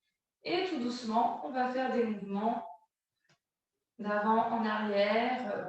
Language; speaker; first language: French; native; French